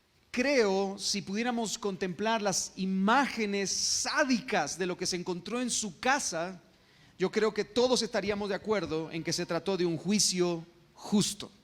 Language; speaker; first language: Spanish; native; Spanish